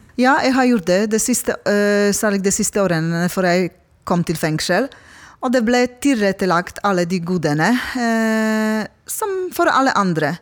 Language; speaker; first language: Norwegian; non-native, fluent; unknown